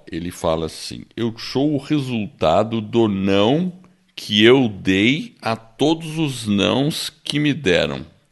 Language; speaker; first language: Portuguese; early bilingual, other home language; English